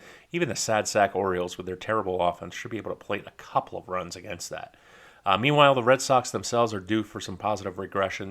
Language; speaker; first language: English; native; English